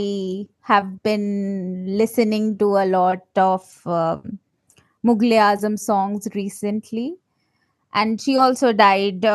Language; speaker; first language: English; non-native, local second language; Malayalam